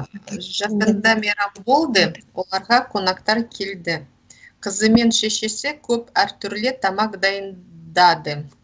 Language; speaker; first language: Kazakh; non-native, learner; Russian